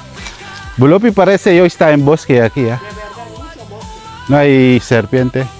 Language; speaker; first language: Spanish; non-native, learner; Filipino